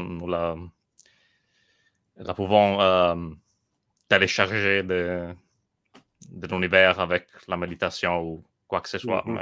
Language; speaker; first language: French; non-native, learner; Italian